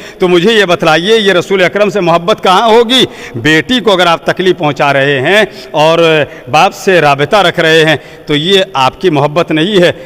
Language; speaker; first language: Urdu; native; Urdu